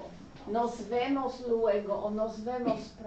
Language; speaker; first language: Spanish; non-native, learner; English